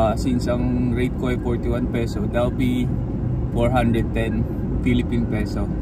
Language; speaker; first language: Filipino; native; Filipino